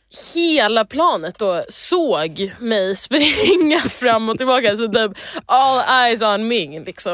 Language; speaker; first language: Swedish; early bilingual, heritage; English